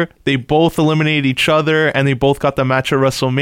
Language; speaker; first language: English; native; English